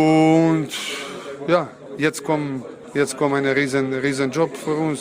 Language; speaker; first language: German; non-native, learner; Croatian